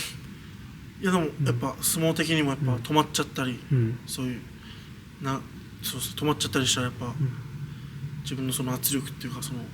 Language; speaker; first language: Japanese; native; Japanese